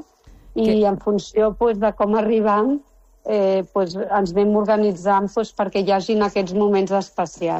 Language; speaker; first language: Catalan; non-native, local second language; Spanish